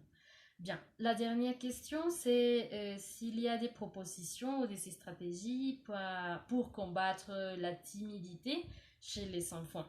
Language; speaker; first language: French; non-native, learner; Spanish